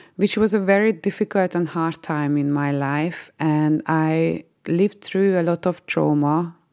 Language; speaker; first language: English; non-native, fluent; Hungarian